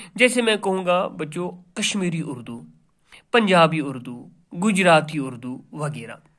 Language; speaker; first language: Urdu; non-native, local second language; Kashmiri